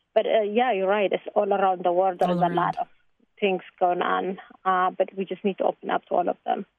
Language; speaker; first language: English; non-native, fluent; Tigrinya